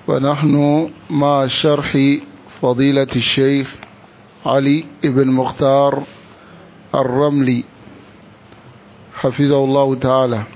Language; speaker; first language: Arabic; non-native, fluent; French